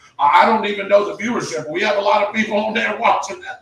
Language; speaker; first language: English; native; English